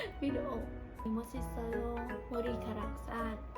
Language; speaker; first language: Korean; non-native, learner; Khmer